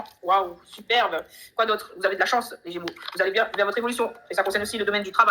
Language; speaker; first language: French; native; French